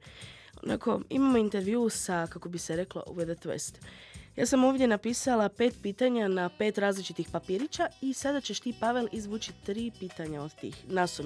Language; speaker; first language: Serbian; native; Serbian